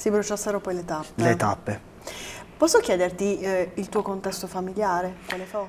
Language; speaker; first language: Italian; native; Italian